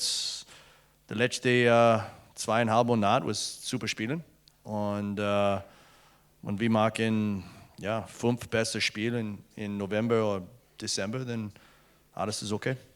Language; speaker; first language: German; non-native, learner; English